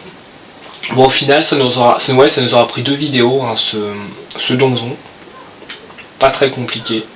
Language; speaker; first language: French; native; French